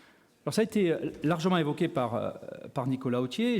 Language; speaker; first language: French; native; French